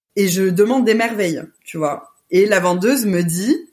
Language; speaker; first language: French; early bilingual, other home language; Portuguese